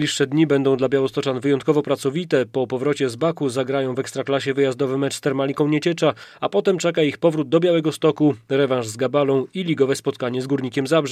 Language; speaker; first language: Polish; native; Polish